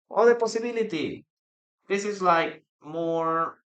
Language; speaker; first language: English; non-native, fluent; Spanish